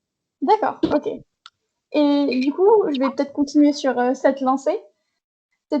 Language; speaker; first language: French; native; French